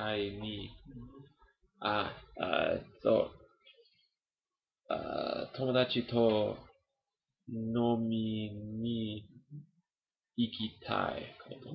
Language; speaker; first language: Japanese; non-native, learner; English